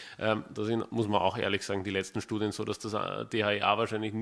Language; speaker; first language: German; native; German